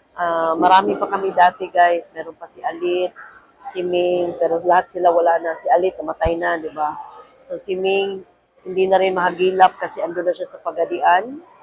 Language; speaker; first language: Filipino; non-native, local second language; Cebuano